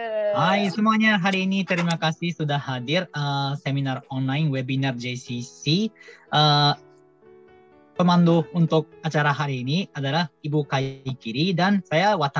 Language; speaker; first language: Indonesian; non-native, fluent; Japanese